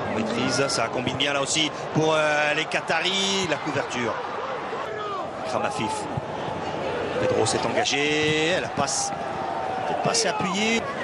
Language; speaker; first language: French; native; French